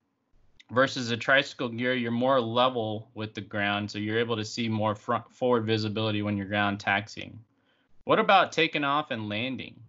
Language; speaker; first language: English; native; English